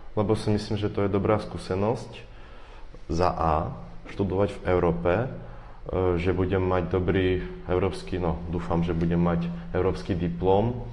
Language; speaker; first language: Slovak; non-native, fluent; Russian